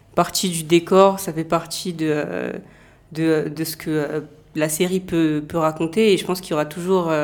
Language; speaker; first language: French; native; French